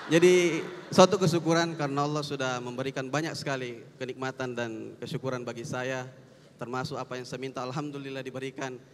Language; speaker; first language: Indonesian; native; Indonesian